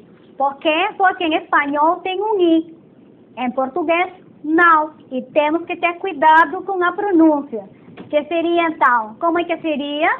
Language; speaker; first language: Portuguese; non-native, fluent; Spanish